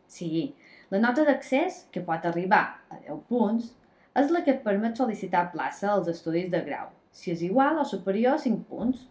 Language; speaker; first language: Catalan; native; Catalan